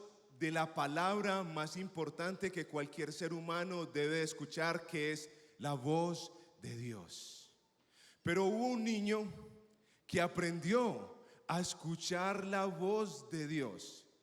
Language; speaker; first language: Spanish; native; Spanish